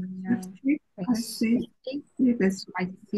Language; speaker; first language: German; non-native, learner; Korean